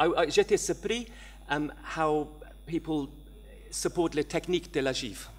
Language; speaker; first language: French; non-native, learner; English